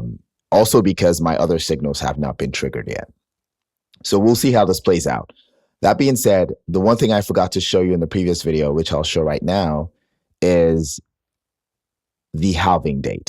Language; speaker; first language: English; native; English